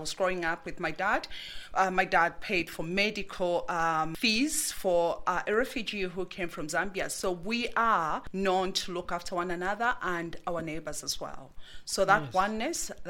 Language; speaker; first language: English; non-native, local second language; Bemba